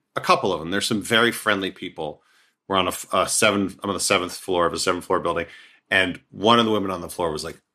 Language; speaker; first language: English; native; English